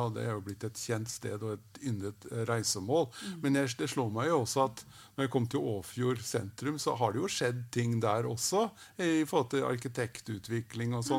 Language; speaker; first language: Norwegian; native; Norwegian